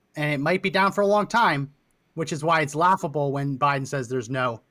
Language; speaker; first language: English; native; English